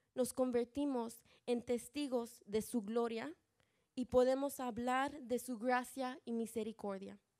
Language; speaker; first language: Spanish; early bilingual, other home language; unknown